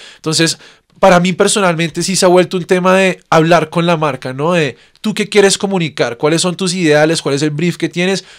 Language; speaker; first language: Spanish; native; Spanish